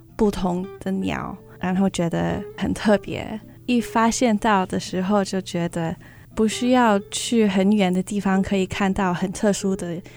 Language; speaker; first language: Chinese; early bilingual, heritage; Chinese